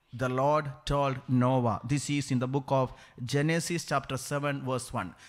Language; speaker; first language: English; non-native, local second language; Malayalam